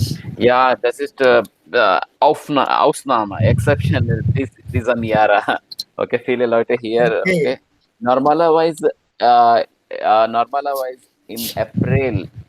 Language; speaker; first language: German; non-native, learner; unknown